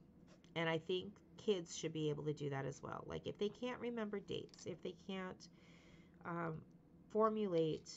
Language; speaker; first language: English; native; English